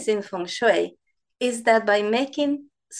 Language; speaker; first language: English; non-native, fluent; Spanish